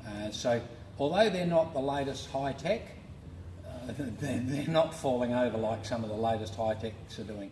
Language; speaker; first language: English; native; English